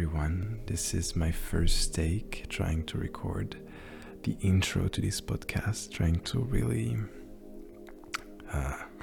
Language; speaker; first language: English; non-native, fluent; French